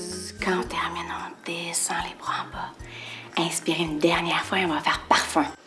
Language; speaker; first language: French; native; French